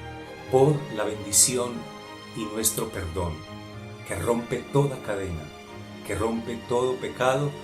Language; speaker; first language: Spanish; native; Spanish